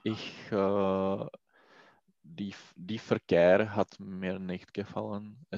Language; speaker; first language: German; non-native, learner; Czech